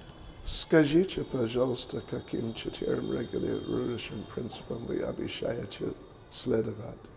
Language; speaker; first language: Russian; non-native, learner; English